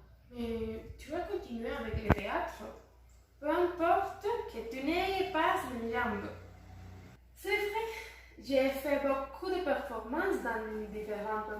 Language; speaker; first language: French; non-native, learner; Spanish